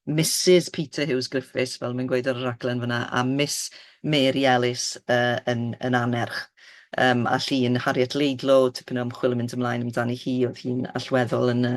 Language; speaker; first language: Welsh; native; Welsh